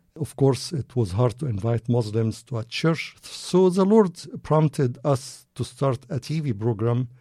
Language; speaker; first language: English; non-native, fluent; Arabic